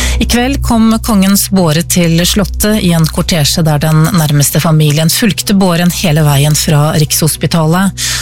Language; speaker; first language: Norwegian; native; Norwegian